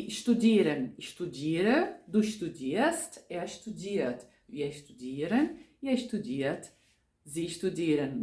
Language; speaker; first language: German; non-native, fluent; Portuguese